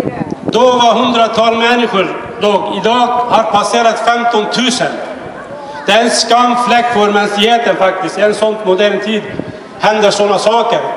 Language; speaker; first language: Swedish; non-native, fluent; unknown